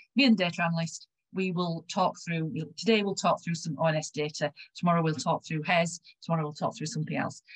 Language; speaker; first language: English; native; English